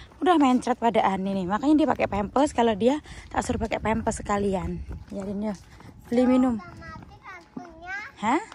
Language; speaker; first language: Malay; non-native, local second language; Javanese